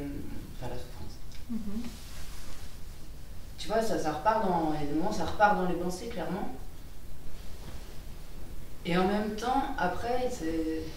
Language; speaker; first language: French; native; French